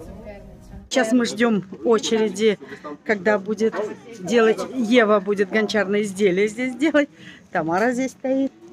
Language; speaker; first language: Russian; native; Russian